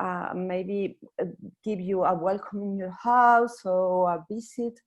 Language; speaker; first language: English; non-native, learner; Spanish